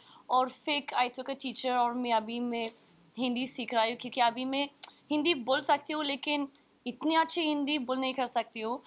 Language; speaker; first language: Hindi; non-native, learner; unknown